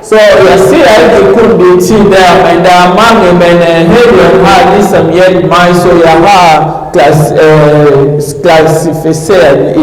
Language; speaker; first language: Swedish; non-native, learner; French